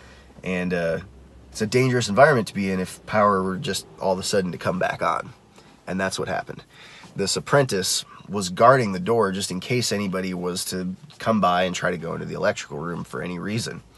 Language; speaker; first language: English; native; English